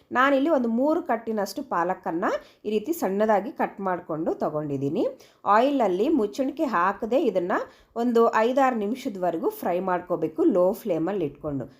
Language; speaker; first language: Kannada; native; Kannada